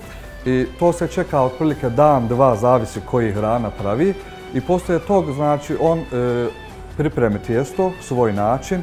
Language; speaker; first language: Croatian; non-native, fluent; Turkish